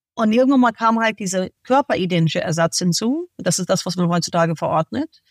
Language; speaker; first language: German; non-native, fluent; English